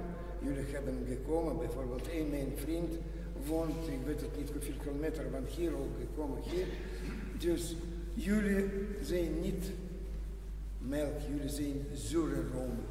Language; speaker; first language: Dutch; non-native, learner; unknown